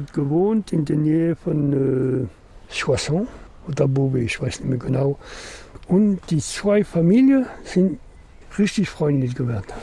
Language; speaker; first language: German; non-native, learner; French